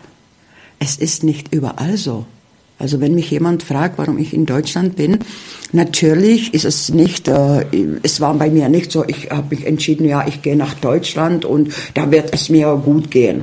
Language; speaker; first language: German; early bilingual, heritage; German